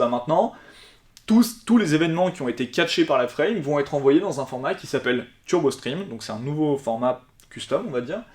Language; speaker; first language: French; native; French